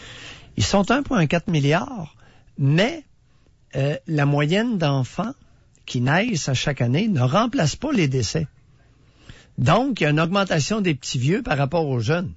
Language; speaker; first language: French; native; French